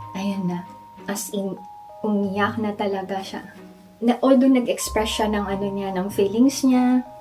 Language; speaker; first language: Filipino; native; Filipino